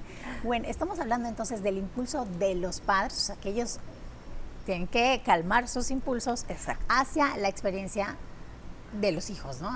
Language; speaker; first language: Spanish; native; Spanish